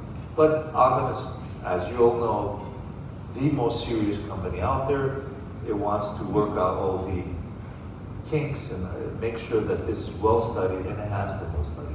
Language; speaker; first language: English; non-native, fluent; Greek